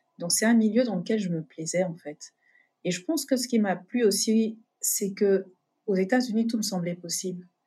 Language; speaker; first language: French; native; French